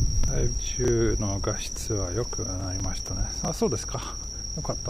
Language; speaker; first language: Japanese; non-native, learner; Swedish